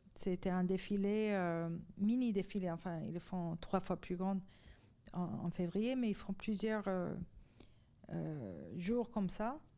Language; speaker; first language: French; non-native, fluent; Persian